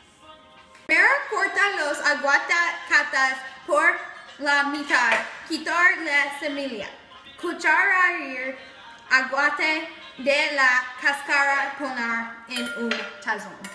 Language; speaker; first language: Spanish; non-native, learner; English